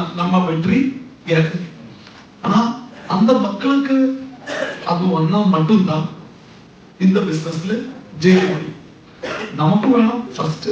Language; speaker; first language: Tamil; non-native, local second language; Malayalam